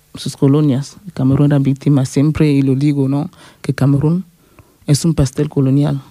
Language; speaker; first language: Spanish; non-native, fluent; French